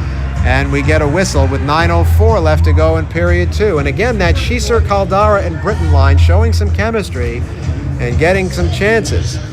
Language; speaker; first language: English; native; English